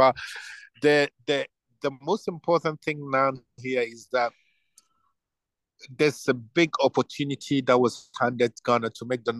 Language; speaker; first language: English; non-native, local second language; Akan